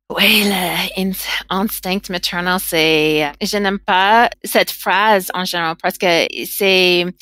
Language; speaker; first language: French; non-native, learner; English